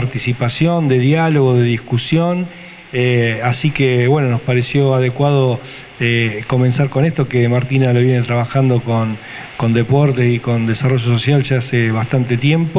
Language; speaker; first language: Spanish; native; Spanish